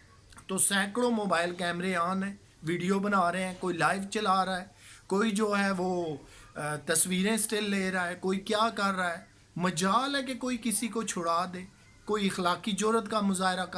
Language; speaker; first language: Urdu; native; Urdu